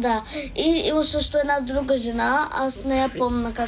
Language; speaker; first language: Bulgarian; early bilingual, heritage; Bulgarian